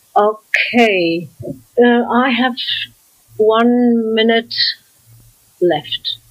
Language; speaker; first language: English; non-native, fluent; German